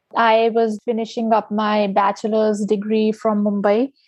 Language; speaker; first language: English; non-native, local second language; Hindi